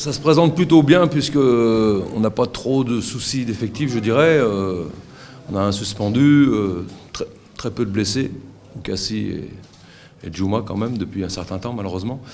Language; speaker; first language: French; native; French